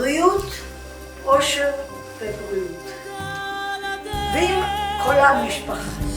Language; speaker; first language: Hebrew; non-native, fluent; German